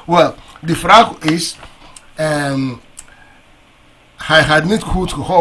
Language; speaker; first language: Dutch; non-native, learner; Akan